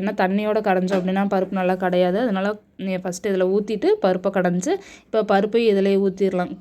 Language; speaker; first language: Tamil; native; Tamil